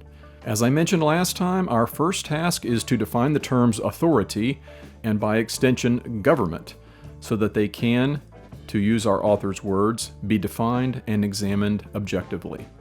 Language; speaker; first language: English; native; English